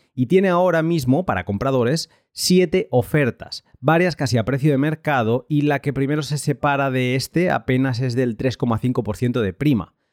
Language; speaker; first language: Spanish; native; Spanish